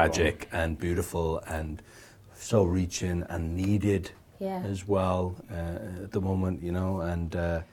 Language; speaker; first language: English; native; English